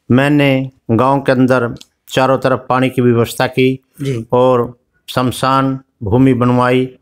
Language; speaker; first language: Hindi; native; Hindi